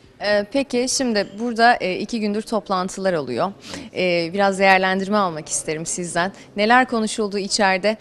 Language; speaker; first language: Turkish; native; Turkish